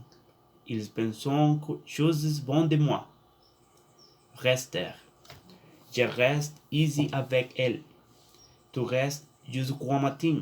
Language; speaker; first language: French; non-native, learner; Spanish